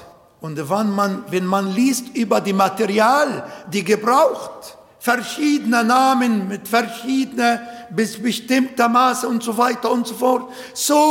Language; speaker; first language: German; non-native, fluent; Arabic